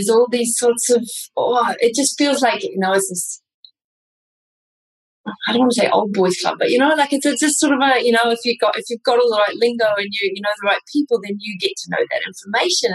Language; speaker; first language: English; native; English